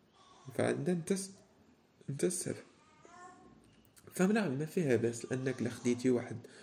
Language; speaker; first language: Arabic; native; Arabic